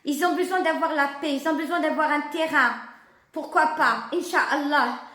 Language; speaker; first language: French; non-native, local second language; Arabic